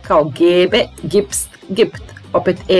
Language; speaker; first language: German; non-native, fluent; Serbian